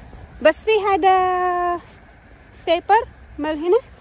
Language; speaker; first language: Arabic; non-native, learner; Filipino